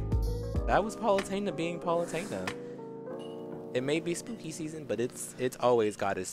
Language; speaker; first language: English; native; English